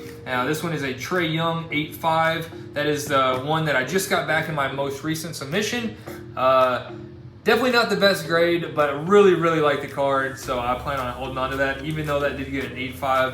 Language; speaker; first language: English; native; English